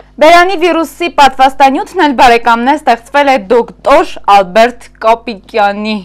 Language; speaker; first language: Armenian; native; Armenian